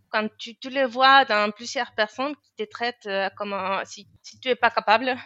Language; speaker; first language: French; non-native, fluent; Spanish